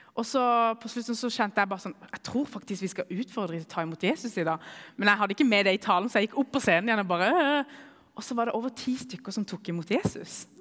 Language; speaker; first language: Norwegian; early bilingual, other home language; Kurdish